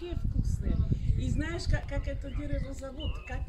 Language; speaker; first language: Russian; early bilingual, heritage; Czech